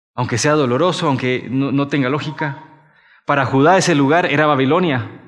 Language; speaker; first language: Spanish; native; Spanish